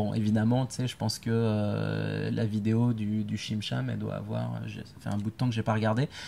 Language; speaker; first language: French; native; French